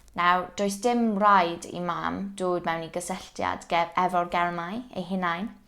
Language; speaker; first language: Welsh; non-native, local second language; English